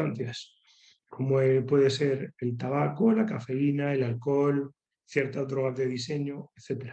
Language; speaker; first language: Spanish; native; Spanish